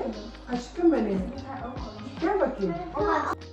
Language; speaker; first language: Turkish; early bilingual, heritage; Turkish